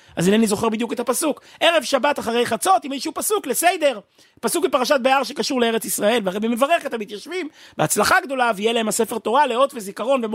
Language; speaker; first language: Hebrew; native; Hebrew